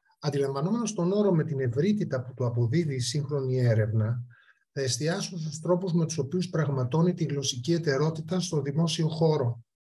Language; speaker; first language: Greek; native; Greek